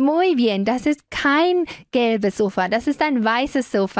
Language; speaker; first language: German; non-native, fluent; Spanish